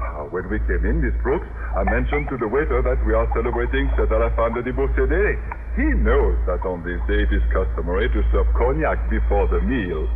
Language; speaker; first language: English; native; English